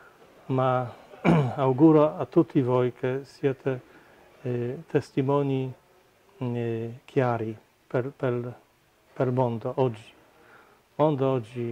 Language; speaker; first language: Italian; non-native, fluent; Polish